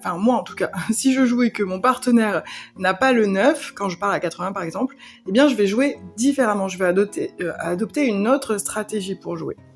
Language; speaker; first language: French; native; French